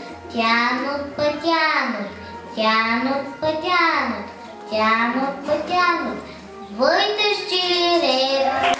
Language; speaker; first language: Russian; non-native, learner; Bulgarian